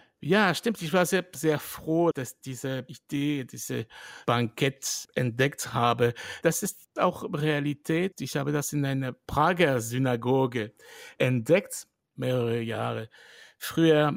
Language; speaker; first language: German; non-native, fluent; French